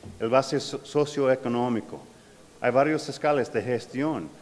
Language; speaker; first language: Spanish; non-native, learner; English